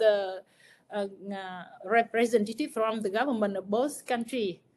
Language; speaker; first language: English; non-native, fluent; Vietnamese